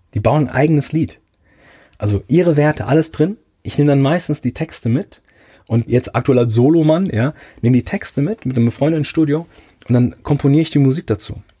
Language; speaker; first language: German; early bilingual, other home language; Italian